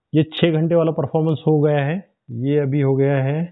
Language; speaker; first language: Hindi; non-native, local second language; Marathi